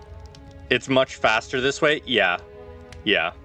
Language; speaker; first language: English; native; English